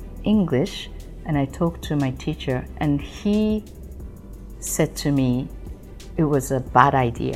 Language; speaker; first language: English; non-native, fluent; Japanese